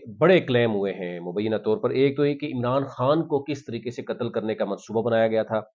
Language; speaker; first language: Urdu; non-native, local second language; Punjabi